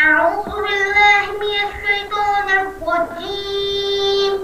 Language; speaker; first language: Arabic; non-native, learner; Urdu